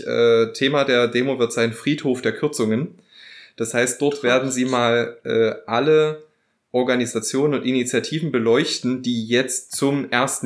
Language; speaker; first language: German; native; German